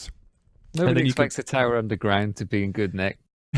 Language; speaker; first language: English; native; English